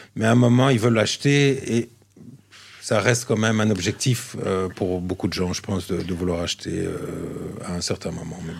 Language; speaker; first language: French; native; French